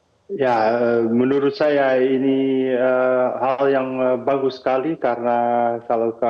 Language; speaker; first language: Indonesian; non-native, fluent; Dutch